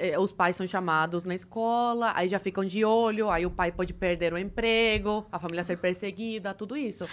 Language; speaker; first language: Portuguese; early bilingual, other home language; Spanish